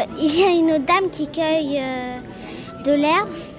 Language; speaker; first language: French; native; French